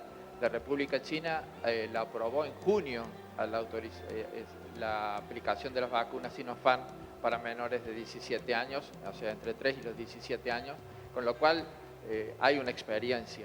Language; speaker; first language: Spanish; native; Spanish